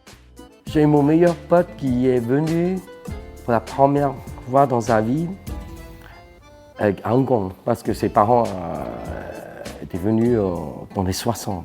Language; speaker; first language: French; non-native, fluent; Cantonese